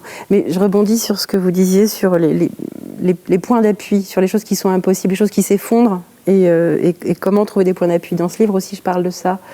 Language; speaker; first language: French; native; French